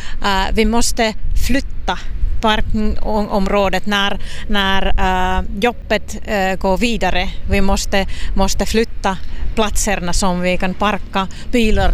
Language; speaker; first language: Swedish; non-native, local second language; Finnish